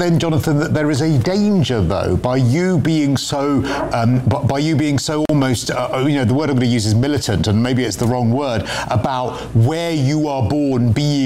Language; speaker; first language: English; native; English